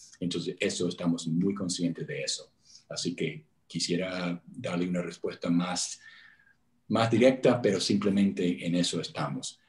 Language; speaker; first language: Spanish; non-native, fluent; English